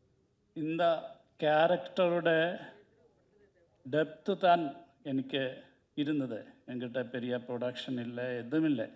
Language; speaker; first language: Tamil; non-native, learner; Malayalam